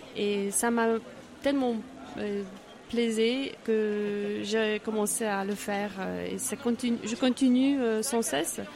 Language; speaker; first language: French; non-native, learner; Polish